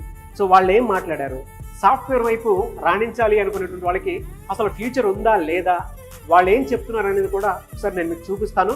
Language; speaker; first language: Telugu; native; Telugu